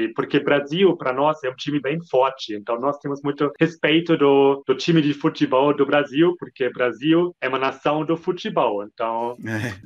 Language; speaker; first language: Portuguese; non-native, fluent; German